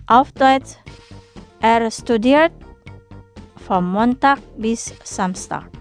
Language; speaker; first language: German; non-native, fluent; Indonesian